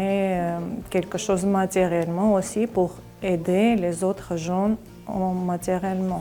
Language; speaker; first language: French; non-native, learner; Armenian